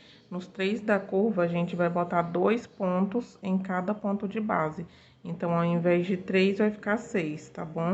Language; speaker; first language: Portuguese; native; Portuguese